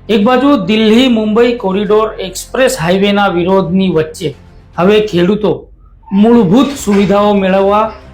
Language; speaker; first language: Gujarati; native; Gujarati